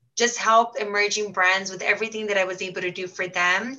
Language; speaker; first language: English; early bilingual, heritage; Portuguese